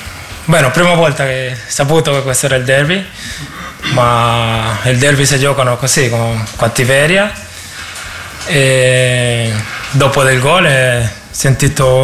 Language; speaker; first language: Italian; non-native, learner; Spanish